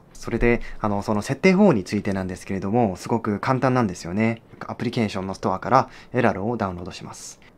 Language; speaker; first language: Japanese; non-native, fluent; Korean